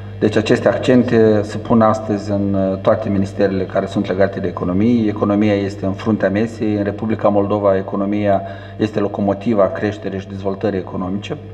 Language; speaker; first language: Romanian; native; Romanian